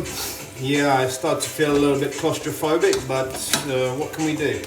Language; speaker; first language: English; native; English